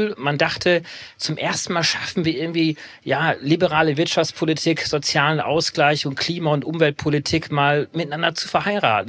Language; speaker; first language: German; native; German